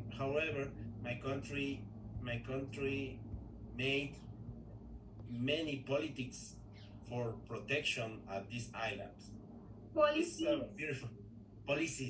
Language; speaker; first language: English; non-native, learner; Spanish